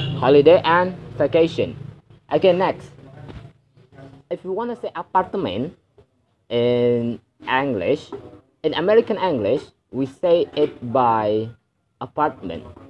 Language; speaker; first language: English; non-native, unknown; Indonesian